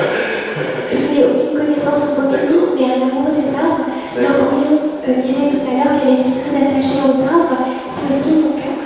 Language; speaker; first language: French; early bilingual, other home language; Vietnamese